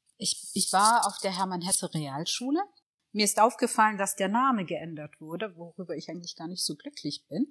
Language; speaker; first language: German; early bilingual, other home language; Tigrinya